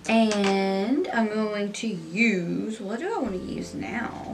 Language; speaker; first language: English; native; English